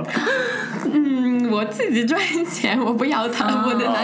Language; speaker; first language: Chinese; non-native, fluent; Russian